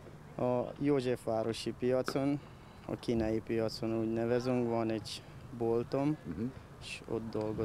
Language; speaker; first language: Hungarian; non-native, fluent; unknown